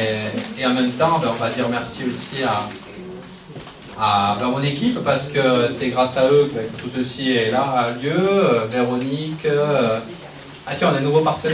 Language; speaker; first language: French; native; French